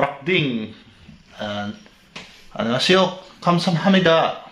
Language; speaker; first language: Korean; non-native, learner; Filipino